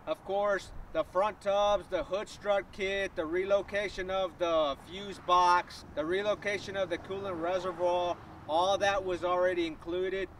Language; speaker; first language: English; early bilingual, other home language; Spanish